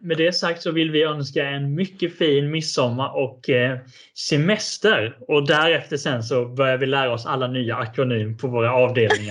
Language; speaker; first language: Swedish; native; Swedish